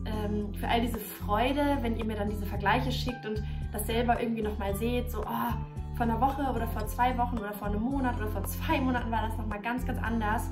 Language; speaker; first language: German; native; German